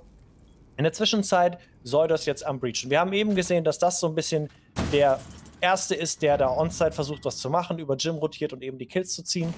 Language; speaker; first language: German; native; German